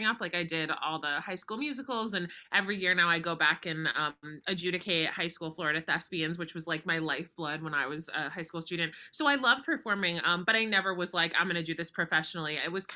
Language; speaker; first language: English; native; English